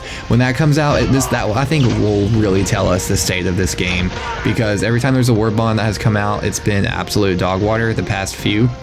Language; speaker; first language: English; native; English